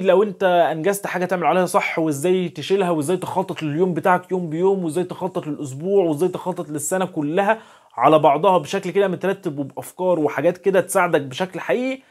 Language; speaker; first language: Arabic; native; Arabic